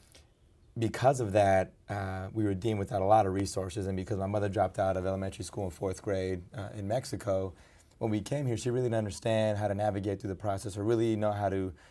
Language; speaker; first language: English; early bilingual, other home language; Spanish